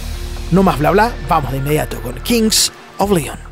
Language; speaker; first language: Spanish; native; Spanish